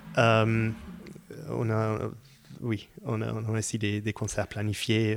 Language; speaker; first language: French; non-native, fluent; Hebrew